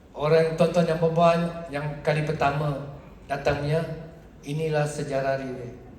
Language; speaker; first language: Malay; non-native, local second language; Chinese